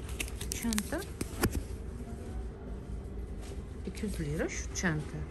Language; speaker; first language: Turkish; non-native, learner; Russian